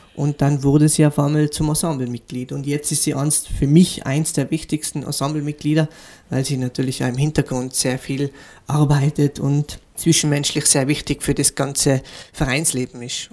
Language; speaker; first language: German; native; German